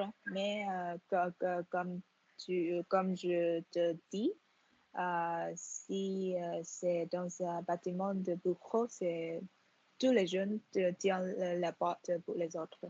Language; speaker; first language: French; non-native, fluent; Vietnamese